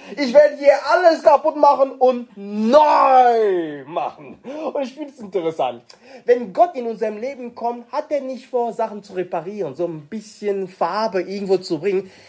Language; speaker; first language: German; non-native, fluent; French